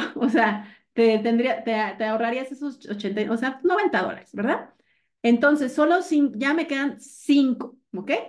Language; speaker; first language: Spanish; native; Spanish